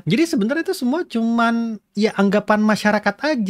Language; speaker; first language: Indonesian; native; Indonesian